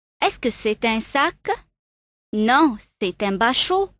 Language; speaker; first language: French; non-native, fluent; Arabic